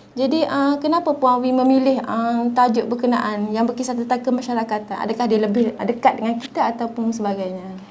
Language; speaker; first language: Malay; native; Malay